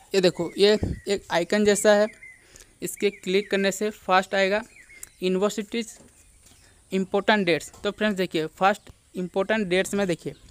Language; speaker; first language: Hindi; non-native, local second language; Odia